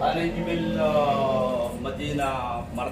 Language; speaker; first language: Arabic; non-native, learner; Pashto